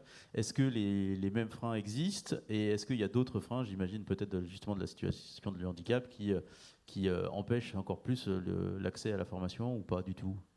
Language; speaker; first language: French; native; French